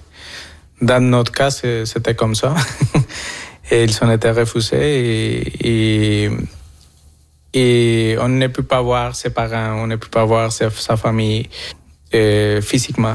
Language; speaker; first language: French; non-native, fluent; Spanish